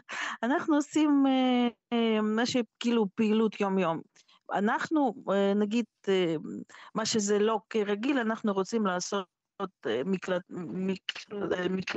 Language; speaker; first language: Hebrew; non-native, fluent; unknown